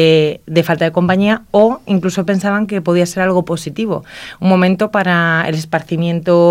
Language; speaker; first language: Spanish; native; Spanish